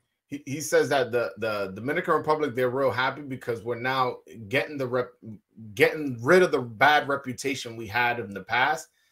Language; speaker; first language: English; early bilingual, other home language; Spanish